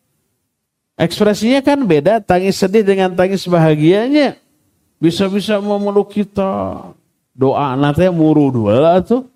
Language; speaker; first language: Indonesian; non-native, local second language; Sundanese